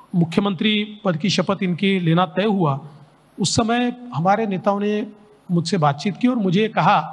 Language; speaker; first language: Hindi; non-native, local second language; Marathi